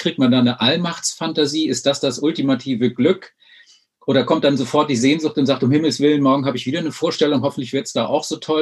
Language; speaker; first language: German; native; German